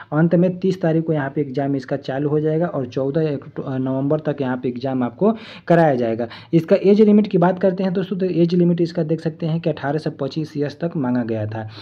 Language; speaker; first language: Hindi; native; Hindi